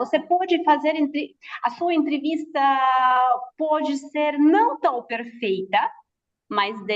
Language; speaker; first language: Portuguese; non-native, fluent; Russian